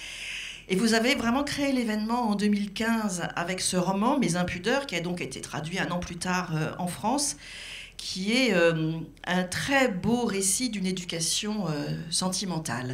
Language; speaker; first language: French; native; French